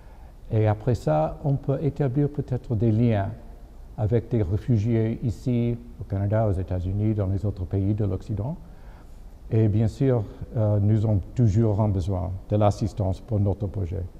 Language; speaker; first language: French; non-native, fluent; English